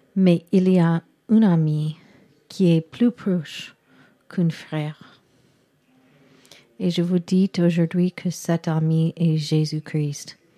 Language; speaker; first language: French; non-native, learner; English